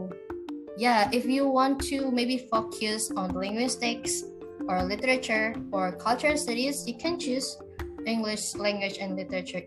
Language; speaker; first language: English; non-native, fluent; Indonesian